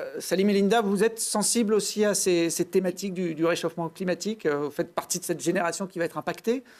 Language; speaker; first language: French; native; French